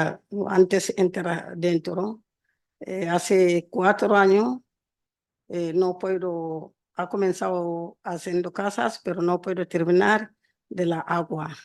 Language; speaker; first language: Spanish; non-native, learner; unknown